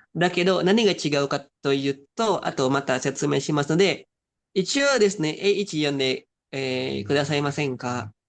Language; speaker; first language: Japanese; non-native, fluent; Indonesian